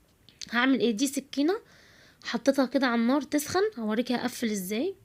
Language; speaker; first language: Arabic; native; Arabic